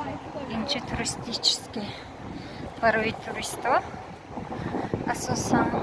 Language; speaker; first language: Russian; non-native, local second language; Tajik